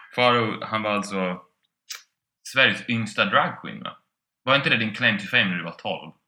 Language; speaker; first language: Swedish; native; Swedish